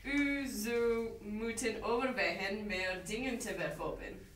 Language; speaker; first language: Dutch; non-native, learner; English